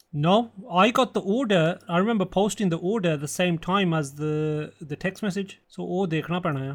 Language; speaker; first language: English; early bilingual, other home language; Punjabi